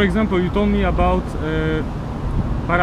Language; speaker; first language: English; non-native, learner; Polish